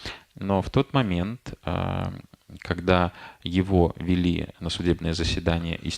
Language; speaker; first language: Russian; native; Russian